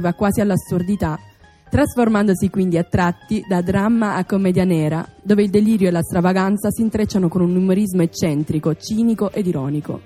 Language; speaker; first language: Italian; native; Italian